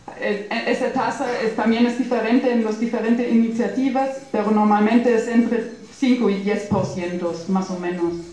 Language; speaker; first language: Spanish; non-native, fluent; German